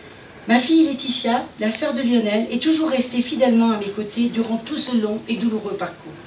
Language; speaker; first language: French; native; French